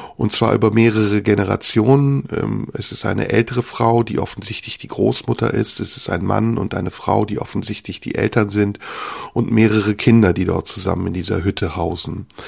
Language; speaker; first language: German; early bilingual, other home language; Turkish